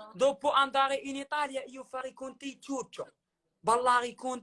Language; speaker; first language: Italian; non-native, learner; Arabic